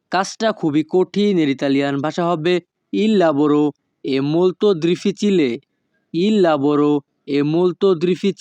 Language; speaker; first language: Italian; non-native, learner; Bangla